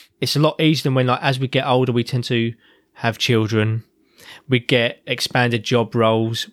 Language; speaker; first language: English; native; English